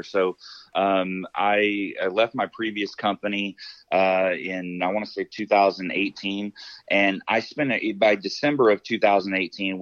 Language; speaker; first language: English; native; English